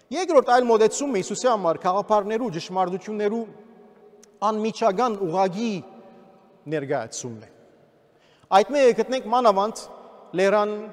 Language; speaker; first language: Armenian; early bilingual, heritage; Armenian